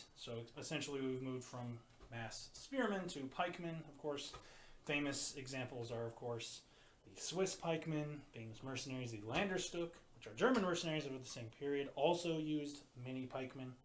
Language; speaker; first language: English; native; English